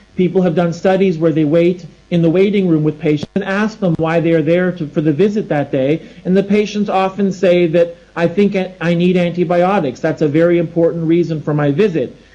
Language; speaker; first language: English; native; English